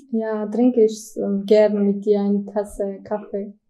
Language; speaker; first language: German; non-native, learner; Georgian